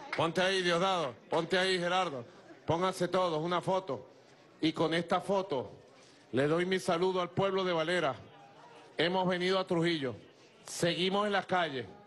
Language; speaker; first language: Spanish; native; Spanish